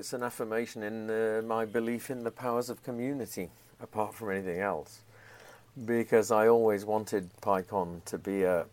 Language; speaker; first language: English; native; English